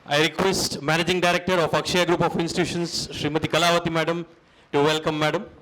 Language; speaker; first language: English; non-native, local second language; Kannada